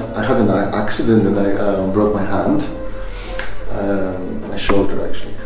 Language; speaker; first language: English; non-native, fluent; Greek